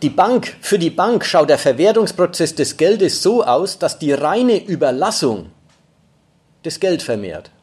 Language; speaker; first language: German; native; German